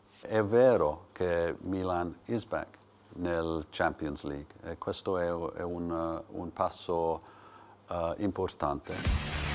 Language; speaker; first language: Italian; non-native, learner; English